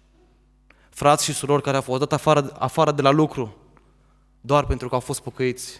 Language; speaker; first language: Romanian; native; Romanian